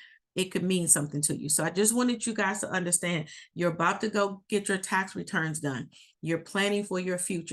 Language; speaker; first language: English; native; English